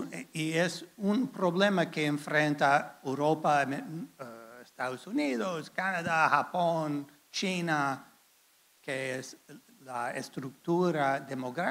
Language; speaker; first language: Spanish; non-native, fluent; English